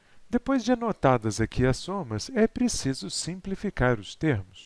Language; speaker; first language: Portuguese; native; Portuguese